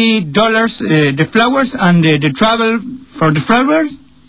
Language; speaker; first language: English; non-native, learner; Spanish